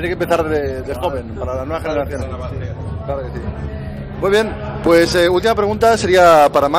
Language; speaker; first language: Spanish; native; Spanish